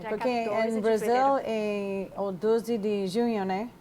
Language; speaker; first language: Portuguese; non-native, fluent; English